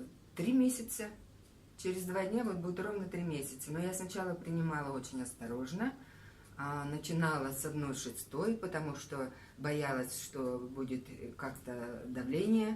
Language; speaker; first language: Russian; native; Russian